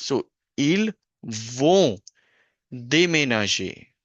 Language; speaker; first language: French; non-native, fluent; Hindi